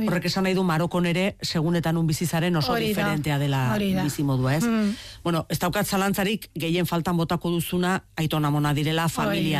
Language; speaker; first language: Basque; native; Basque